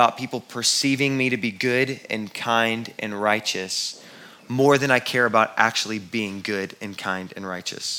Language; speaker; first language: English; native; English